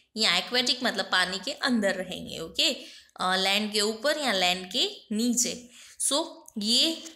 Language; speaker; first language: Hindi; non-native, local second language; Gujarati